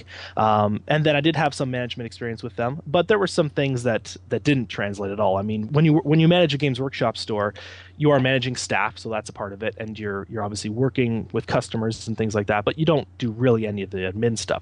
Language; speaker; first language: English; native; English